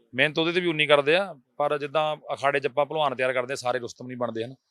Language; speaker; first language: Punjabi; native; Punjabi